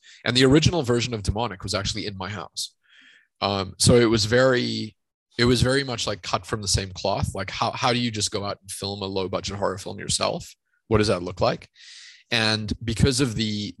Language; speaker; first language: English; native; English